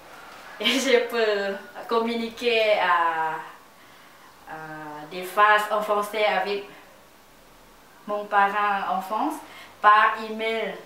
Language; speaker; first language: French; non-native, learner; Lao